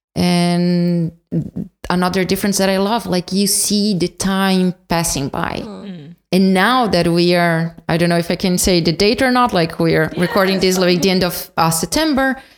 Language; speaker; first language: English; non-native, fluent; Portuguese